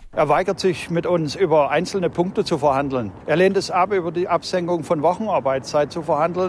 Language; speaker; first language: German; native; German